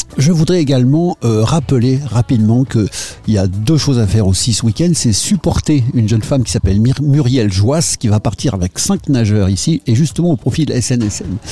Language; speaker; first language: French; native; French